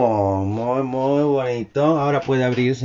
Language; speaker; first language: Spanish; native; Spanish